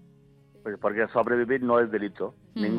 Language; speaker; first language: Spanish; non-native, learner; Bangla